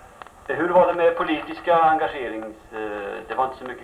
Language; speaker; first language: Swedish; native; Swedish